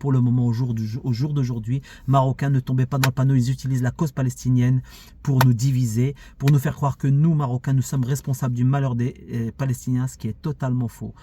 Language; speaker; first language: French; early bilingual, other home language; Arabic